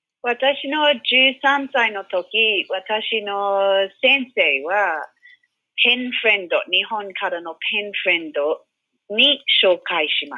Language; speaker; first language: Japanese; non-native, learner; English